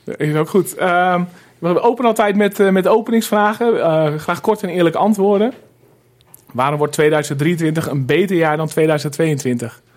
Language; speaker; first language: Dutch; native; Dutch